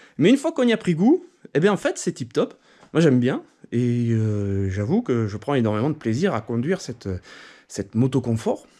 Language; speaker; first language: French; native; French